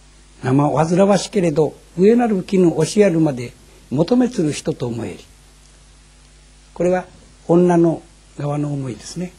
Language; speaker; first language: Japanese; native; Japanese